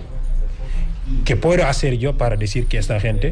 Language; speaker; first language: Spanish; non-native, fluent; Wolof